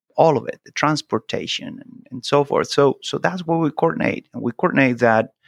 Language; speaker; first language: English; non-native, fluent; Spanish